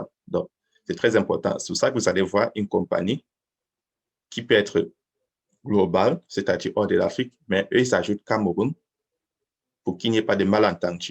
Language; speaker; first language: French; native; French